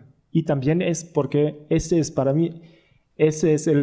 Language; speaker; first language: Spanish; non-native, learner; German